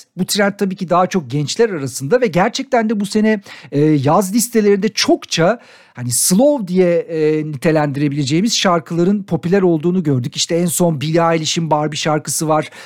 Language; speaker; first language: Turkish; native; Turkish